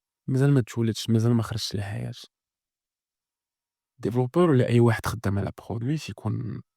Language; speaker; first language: Arabic; native; Arabic